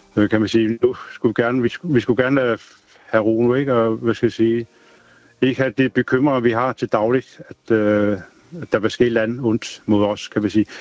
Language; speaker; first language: Danish; non-native, local second language; Kalaallisut